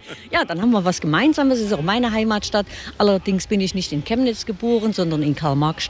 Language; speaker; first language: German; native; German